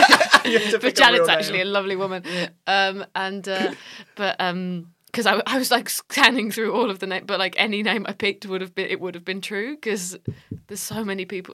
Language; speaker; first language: English; native; English